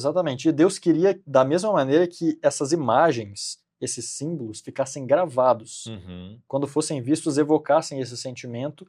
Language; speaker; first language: Portuguese; native; Portuguese